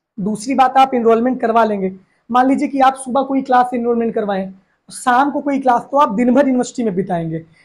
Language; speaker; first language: Hindi; native; Hindi